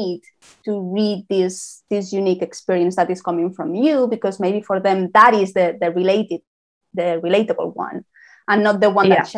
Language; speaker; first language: English; non-native, fluent; Spanish